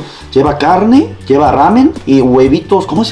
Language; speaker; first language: Spanish; non-native, fluent; Korean